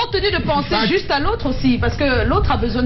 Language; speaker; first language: French; native; French